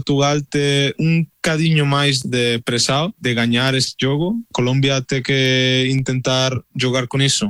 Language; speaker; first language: Portuguese; non-native, fluent; Spanish